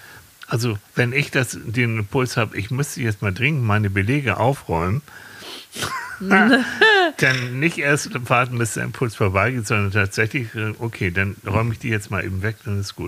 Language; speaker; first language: German; native; German